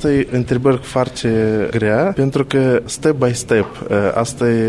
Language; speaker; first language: Romanian; non-native, learner; Gagauz